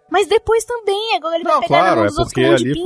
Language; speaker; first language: Portuguese; native; Portuguese